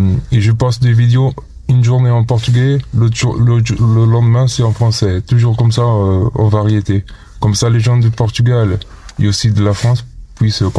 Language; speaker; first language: French; non-native, fluent; Portuguese